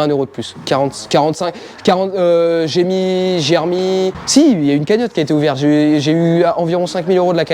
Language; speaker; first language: French; native; French